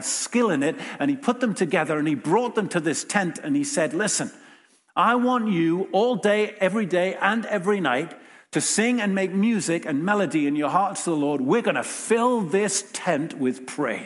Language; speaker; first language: English; native; English